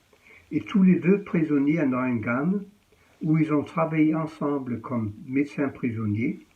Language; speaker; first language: French; early bilingual, heritage; French